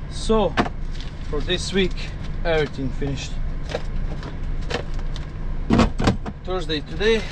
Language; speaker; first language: English; non-native, learner; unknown